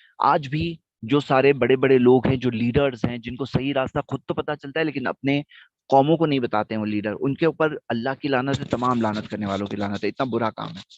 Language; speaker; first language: Urdu; non-native, local second language; Gujarati